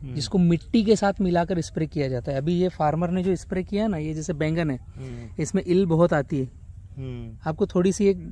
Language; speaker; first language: Hindi; native; Hindi